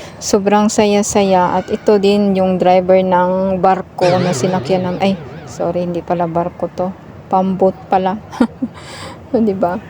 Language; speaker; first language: Filipino; non-native, local second language; Cebuano